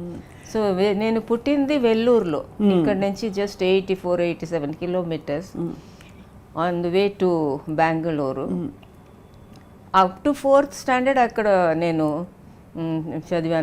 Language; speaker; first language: Telugu; non-native, local second language; Tamil